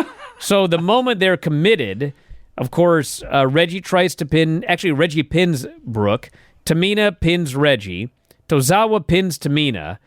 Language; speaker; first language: English; native; English